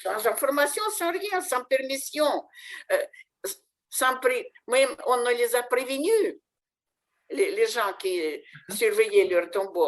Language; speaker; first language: French; non-native, fluent; Russian